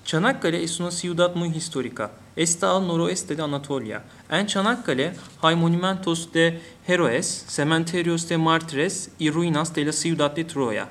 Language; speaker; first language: Spanish; non-native, learner; Turkish